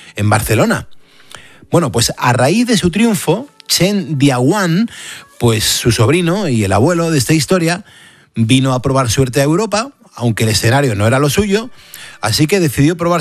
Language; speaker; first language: Spanish; native; Spanish